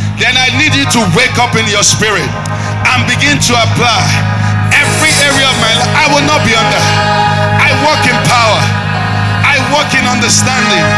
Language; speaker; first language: English; non-native, local second language; Igbo